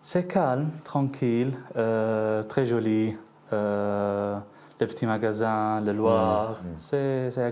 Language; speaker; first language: French; non-native, learner; Arabic